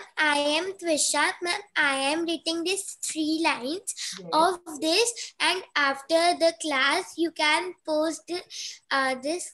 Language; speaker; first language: English; non-native, local second language; Hindi